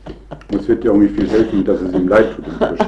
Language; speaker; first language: German; native; German